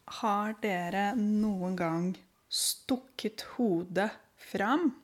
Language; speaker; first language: Norwegian; non-native, fluent; Romanian